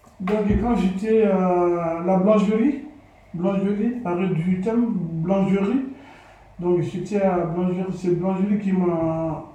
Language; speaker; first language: French; non-native, learner; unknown